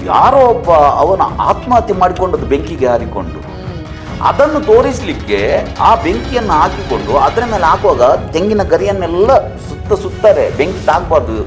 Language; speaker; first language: Kannada; non-native, local second language; Tulu